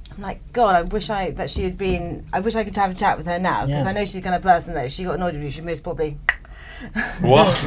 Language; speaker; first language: English; native; English